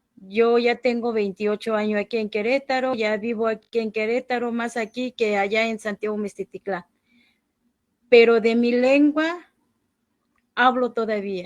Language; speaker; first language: Spanish; non-native, local second language; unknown